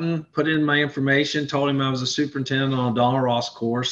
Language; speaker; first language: English; native; English